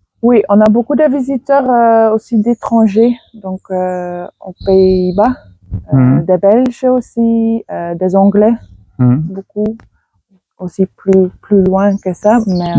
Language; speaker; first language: French; non-native, fluent; Dutch